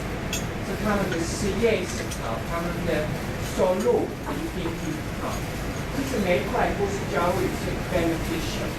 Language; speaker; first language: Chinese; non-native, fluent; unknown